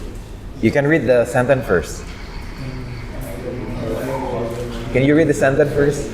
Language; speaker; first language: English; non-native, fluent; Indonesian